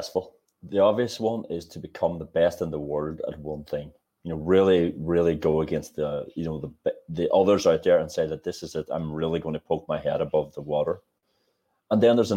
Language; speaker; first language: English; native; English